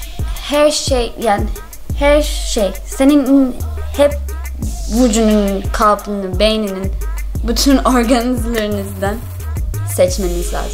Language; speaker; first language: Turkish; non-native, learner; English